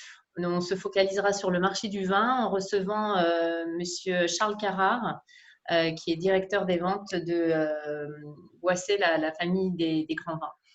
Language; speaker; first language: French; native; French